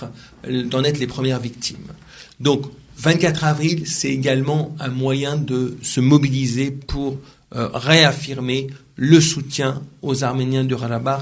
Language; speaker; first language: French; native; French